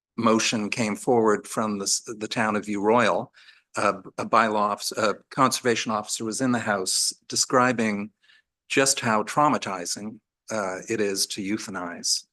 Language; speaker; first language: English; native; English